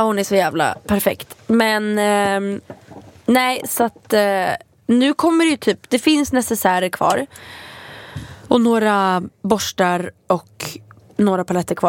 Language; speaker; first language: Swedish; native; Swedish